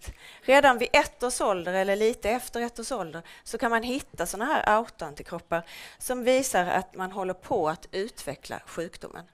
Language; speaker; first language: Swedish; native; Swedish